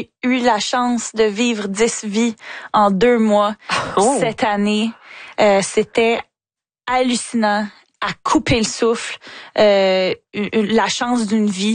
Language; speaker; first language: French; native; French